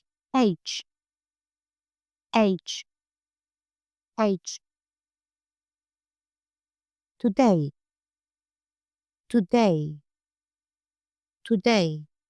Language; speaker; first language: English; non-native, fluent; Polish